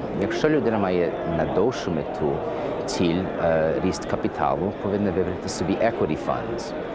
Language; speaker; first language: Ukrainian; early bilingual, heritage; Ukrainian